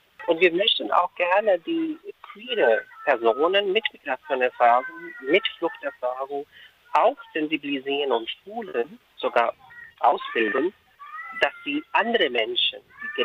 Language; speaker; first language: German; non-native, fluent; Urdu